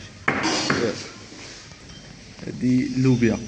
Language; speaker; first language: Arabic; native; Arabic